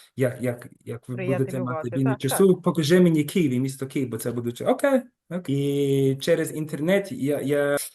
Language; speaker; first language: Ukrainian; early bilingual, heritage; Ukrainian